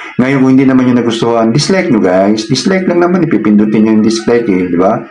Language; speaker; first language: Filipino; native; Filipino